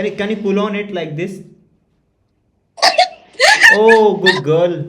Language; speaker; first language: English; non-native, learner; Hindi